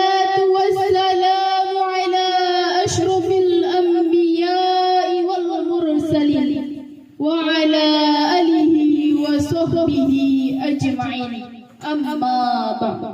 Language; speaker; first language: Arabic; non-native, learner; Indonesian